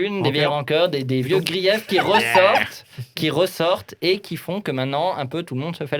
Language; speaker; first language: French; native; French